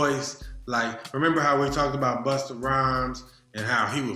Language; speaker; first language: English; native; English